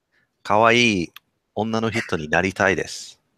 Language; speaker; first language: Japanese; non-native, learner; English